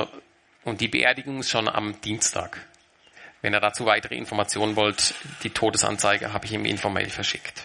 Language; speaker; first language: German; native; German